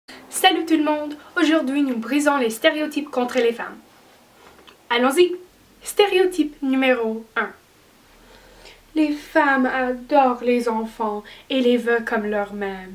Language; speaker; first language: French; non-native, learner; English